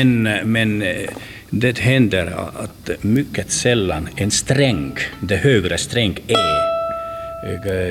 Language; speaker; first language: Swedish; non-native, learner; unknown